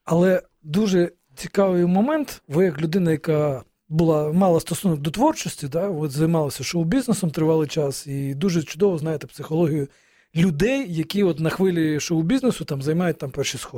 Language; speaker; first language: Ukrainian; native; Ukrainian